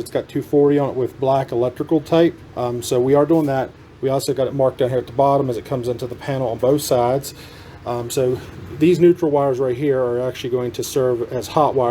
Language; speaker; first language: English; native; English